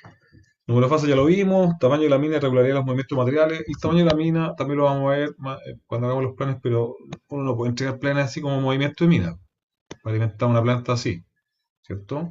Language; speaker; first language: Spanish; native; Spanish